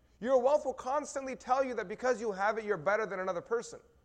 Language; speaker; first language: English; native; English